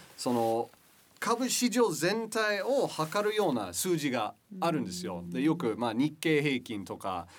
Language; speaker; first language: Japanese; non-native, fluent; English